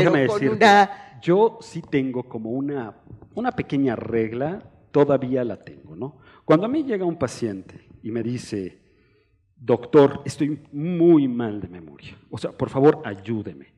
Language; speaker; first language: Spanish; native; Spanish